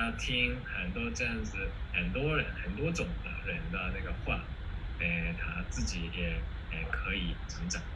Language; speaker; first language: Chinese; non-native, fluent; Japanese